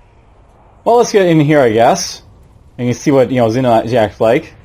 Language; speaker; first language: English; native; English